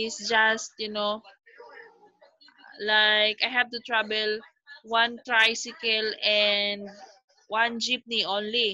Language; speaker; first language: English; non-native, local second language; Filipino